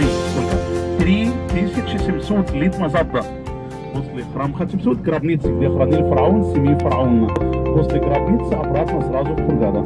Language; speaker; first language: Russian; non-native, learner; Arabic